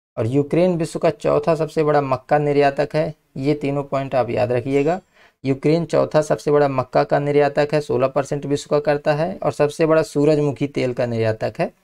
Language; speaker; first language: Hindi; native; Hindi